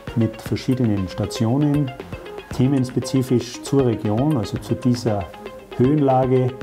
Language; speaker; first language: German; native; German